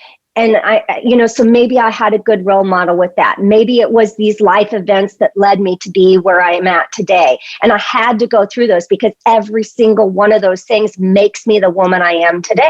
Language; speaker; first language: English; native; English